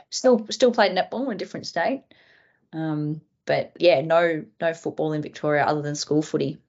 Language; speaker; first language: English; native; English